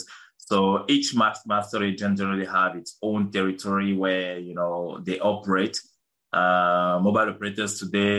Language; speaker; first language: English; non-native, local second language; French